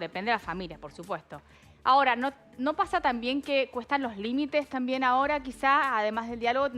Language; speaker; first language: Spanish; native; Spanish